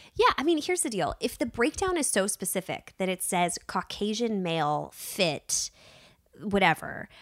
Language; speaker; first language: English; native; English